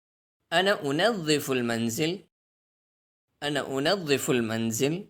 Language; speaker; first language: Arabic; non-native, fluent; Urdu